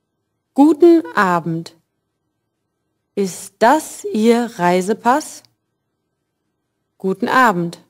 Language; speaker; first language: German; non-native, fluent; English